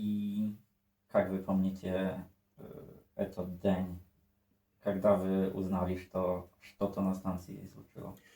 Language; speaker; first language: Russian; non-native, learner; Polish